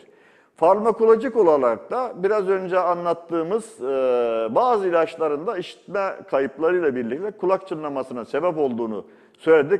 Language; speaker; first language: Turkish; native; Turkish